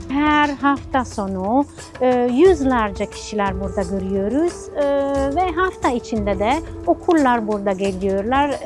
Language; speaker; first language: Turkish; non-native, fluent; Italian